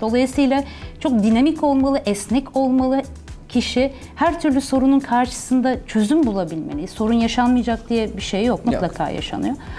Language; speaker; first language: Turkish; early bilingual, heritage; Turkish